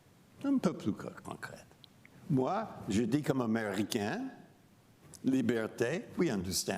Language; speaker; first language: French; non-native, fluent; English